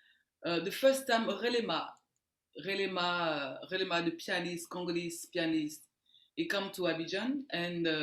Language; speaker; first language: English; non-native, learner; French